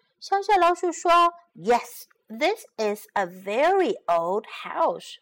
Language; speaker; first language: English; non-native, fluent; Chinese